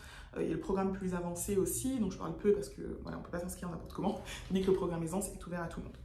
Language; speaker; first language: French; native; French